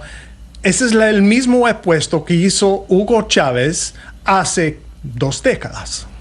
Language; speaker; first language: Spanish; non-native, fluent; English